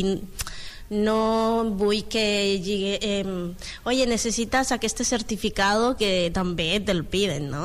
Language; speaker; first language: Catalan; non-native, learner; Spanish